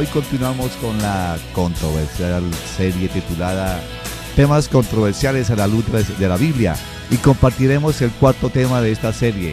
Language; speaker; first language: Spanish; native; Spanish